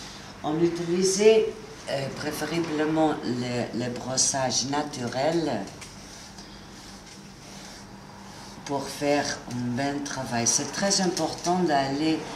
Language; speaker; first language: French; non-native, learner; Italian